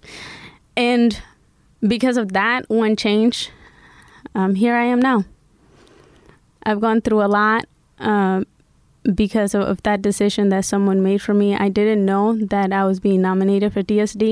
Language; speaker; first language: English; early bilingual, other home language; Spanish